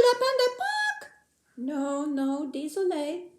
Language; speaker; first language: French; non-native, fluent; English